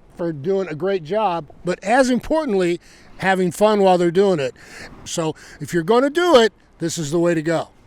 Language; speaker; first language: English; native; English